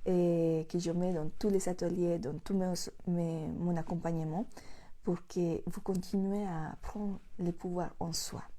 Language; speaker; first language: French; non-native, fluent; Spanish